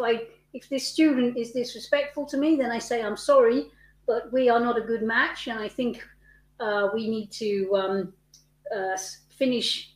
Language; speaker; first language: English; native; English